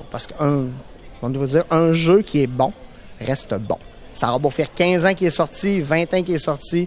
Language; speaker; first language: French; native; French